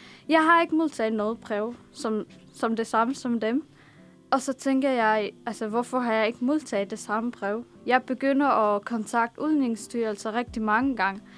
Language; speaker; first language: Danish; non-native, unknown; Arabic